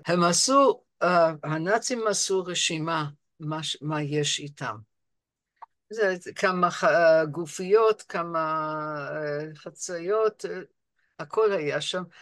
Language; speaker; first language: Hebrew; non-native, fluent; English